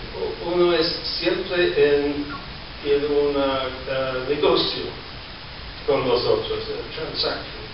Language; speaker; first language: Spanish; non-native, learner; English